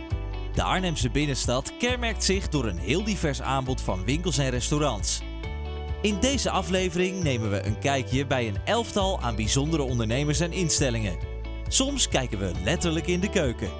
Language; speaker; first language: Dutch; native; Dutch